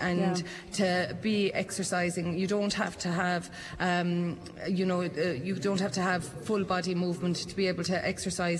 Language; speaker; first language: English; native; English